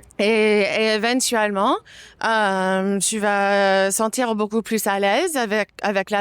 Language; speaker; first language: French; non-native, fluent; English